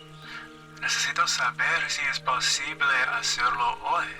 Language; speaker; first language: Spanish; non-native, learner; English